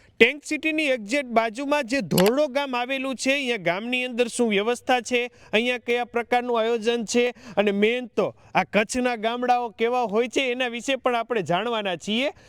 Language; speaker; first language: Gujarati; native; Gujarati